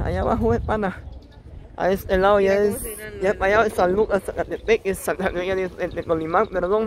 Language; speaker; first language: Spanish; native; Spanish